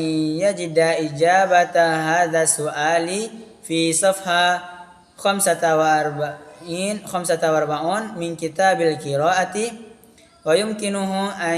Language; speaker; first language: Arabic; non-native, learner; Indonesian